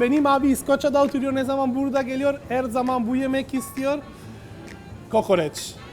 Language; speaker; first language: Turkish; non-native, fluent; Italian